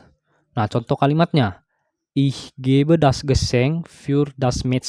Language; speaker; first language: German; non-native, fluent; Indonesian